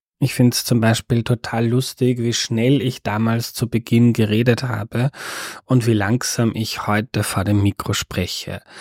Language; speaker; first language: German; native; German